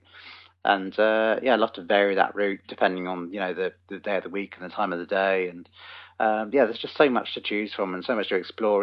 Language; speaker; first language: English; native; English